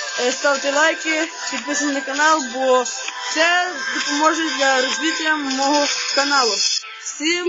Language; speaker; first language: Ukrainian; native; Ukrainian